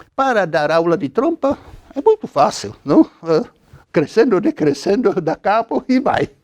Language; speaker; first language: Portuguese; non-native, fluent; Czech